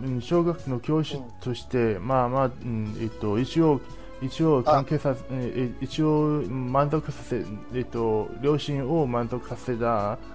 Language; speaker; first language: Japanese; non-native, learner; Chinese